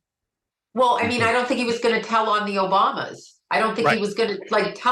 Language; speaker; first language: English; native; English